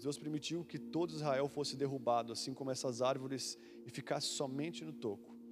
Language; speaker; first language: Portuguese; native; Portuguese